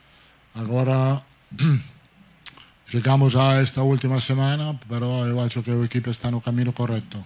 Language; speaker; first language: Portuguese; non-native, fluent; Italian